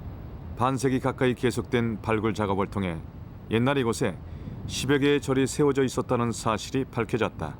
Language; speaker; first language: Korean; native; Korean